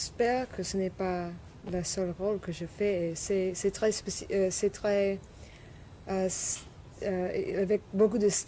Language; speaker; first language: French; non-native, learner; English